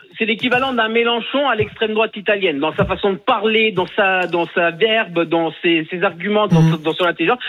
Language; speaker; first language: French; early bilingual, other home language; Italian